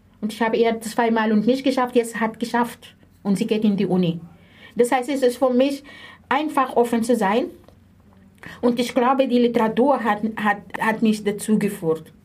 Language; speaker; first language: German; non-native, fluent; Arabic